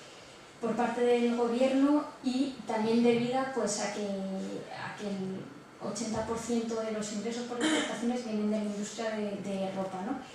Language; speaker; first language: Spanish; native; Spanish